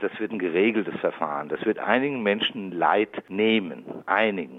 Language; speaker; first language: German; native; German